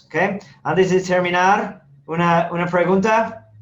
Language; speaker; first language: Spanish; non-native, fluent; English